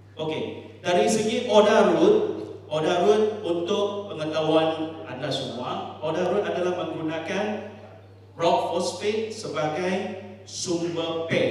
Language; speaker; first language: Malay; non-native, local second language; Chinese